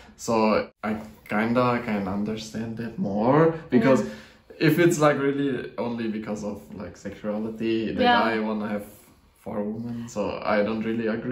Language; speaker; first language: English; non-native, fluent; German